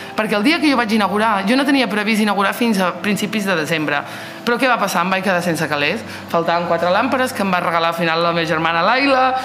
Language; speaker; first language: Catalan; early bilingual, other home language; Riffian